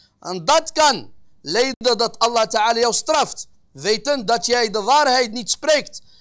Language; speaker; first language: Dutch; early bilingual, other home language; Arabic